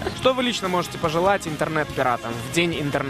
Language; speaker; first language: Russian; native; Russian